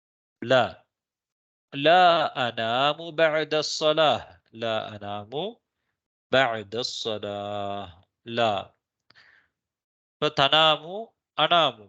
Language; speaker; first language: Arabic; non-native, fluent; Tamil